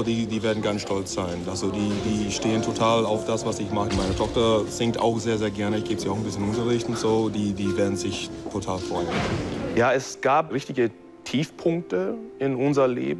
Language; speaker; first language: German; non-native, fluent; English